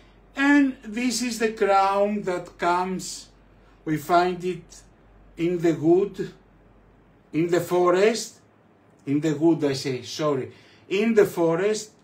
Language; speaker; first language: English; non-native, fluent; Greek